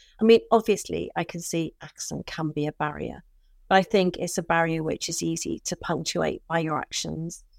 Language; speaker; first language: English; native; English